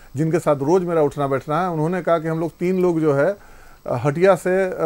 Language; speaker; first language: Hindi; native; Hindi